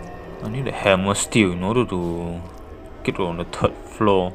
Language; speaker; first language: English; non-native, fluent; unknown